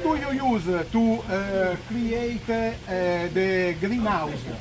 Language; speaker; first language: English; non-native, learner; Italian